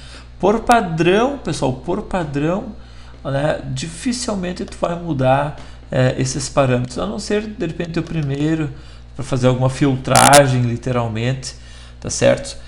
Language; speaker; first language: Portuguese; native; Portuguese